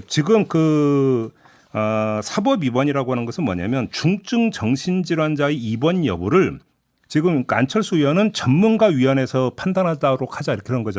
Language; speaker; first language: Korean; native; Korean